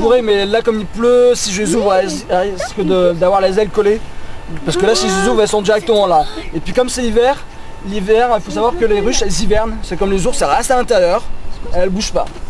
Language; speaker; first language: French; native; French